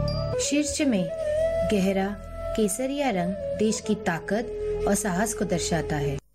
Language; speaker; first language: Hindi; native; Hindi